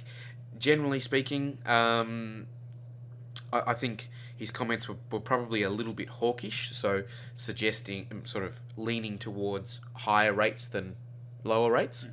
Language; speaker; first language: English; native; English